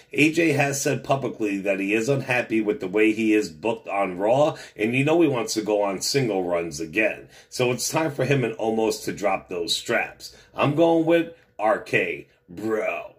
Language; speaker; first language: English; native; English